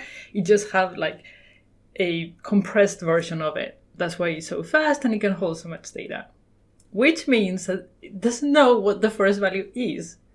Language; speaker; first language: English; non-native, fluent; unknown